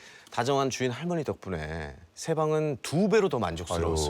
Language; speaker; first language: Korean; native; Korean